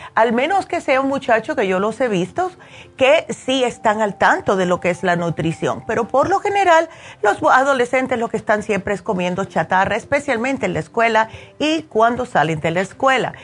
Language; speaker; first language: Spanish; early bilingual, heritage; Spanish